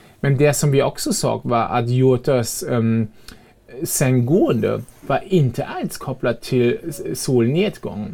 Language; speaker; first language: Swedish; non-native, fluent; German